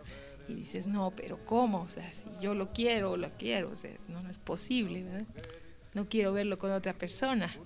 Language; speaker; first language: Spanish; native; Spanish